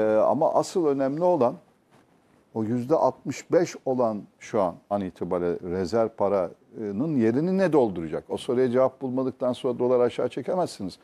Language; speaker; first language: Turkish; native; Turkish